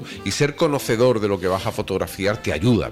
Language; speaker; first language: Spanish; native; Spanish